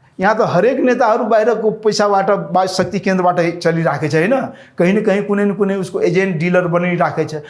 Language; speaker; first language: Nepali; non-native, local second language; Rana Tharu